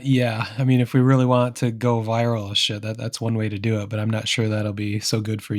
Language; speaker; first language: English; native; English